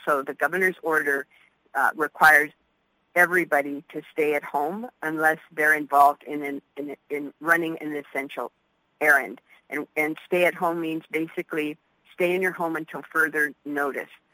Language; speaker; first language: English; early bilingual, other home language; Spanish